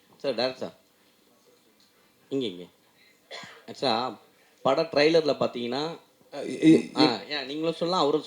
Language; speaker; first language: Tamil; native; Tamil